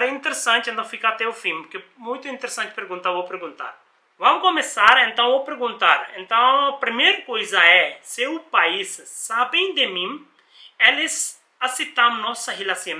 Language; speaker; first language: Portuguese; non-native, learner; Hindi